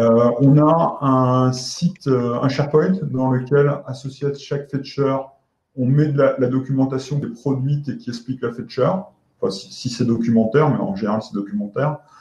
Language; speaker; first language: French; native; French